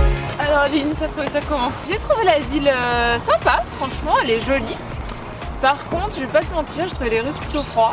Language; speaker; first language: French; native; French